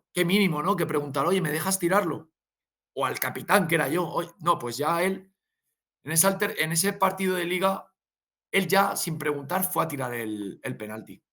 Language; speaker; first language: Spanish; native; Spanish